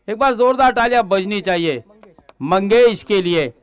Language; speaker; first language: Hindi; non-native, local second language; Marathi